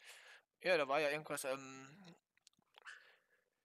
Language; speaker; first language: German; native; German